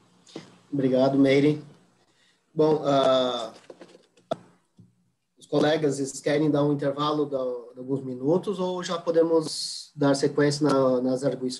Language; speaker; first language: Portuguese; native; Portuguese